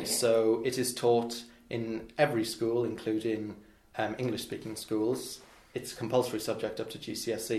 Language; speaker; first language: English; non-native, local second language; Welsh